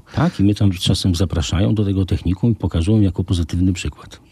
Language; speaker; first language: Polish; native; Polish